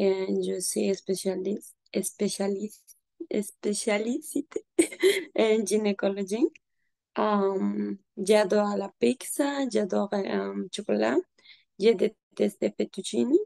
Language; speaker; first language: French; non-native, learner; Spanish